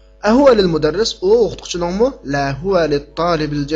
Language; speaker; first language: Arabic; non-native, fluent; Uyghur